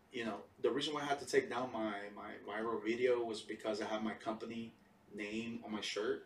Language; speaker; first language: English; early bilingual, other home language; Spanish